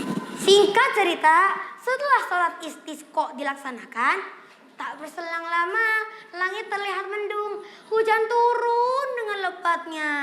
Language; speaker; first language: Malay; non-native, local second language; Javanese